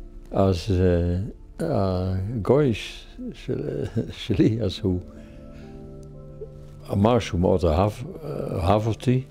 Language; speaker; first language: Hebrew; non-native, fluent; Dutch